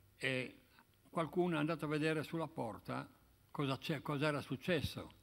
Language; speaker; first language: Italian; native; Italian